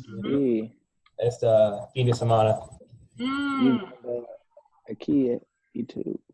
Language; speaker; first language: Spanish; non-native, learner; English